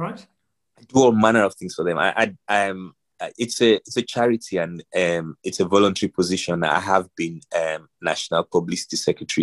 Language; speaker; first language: English; non-native, local second language; Yoruba